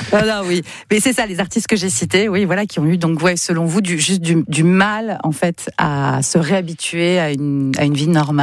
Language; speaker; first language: French; native; French